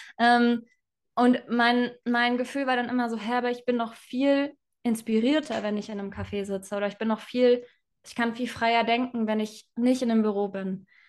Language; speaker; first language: German; native; German